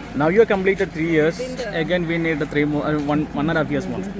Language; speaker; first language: English; non-native, learner; Malayalam